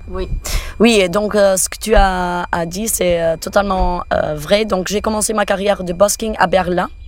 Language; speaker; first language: French; non-native, fluent; Portuguese